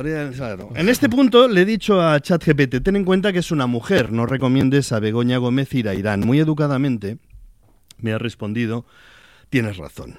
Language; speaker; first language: Spanish; native; Spanish